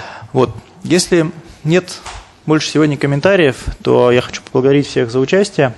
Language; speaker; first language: Russian; native; Russian